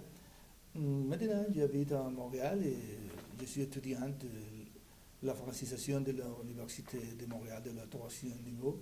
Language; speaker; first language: French; non-native, learner; Spanish